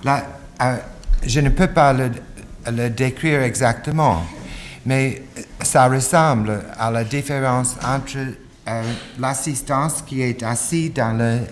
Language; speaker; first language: French; non-native, learner; English